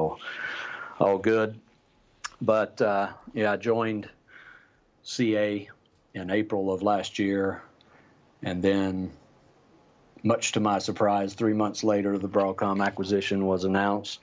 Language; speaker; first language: English; native; English